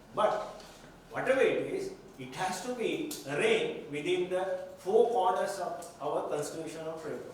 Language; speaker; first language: English; non-native, local second language; Sinhala